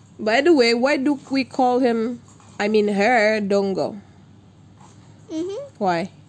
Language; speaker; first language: English; non-native, local second language; Indonesian